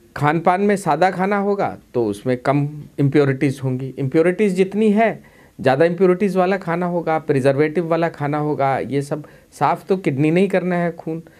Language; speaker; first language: Hindi; non-native, local second language; Punjabi